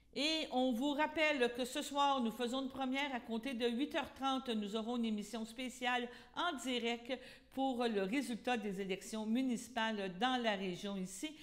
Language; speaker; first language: French; native; French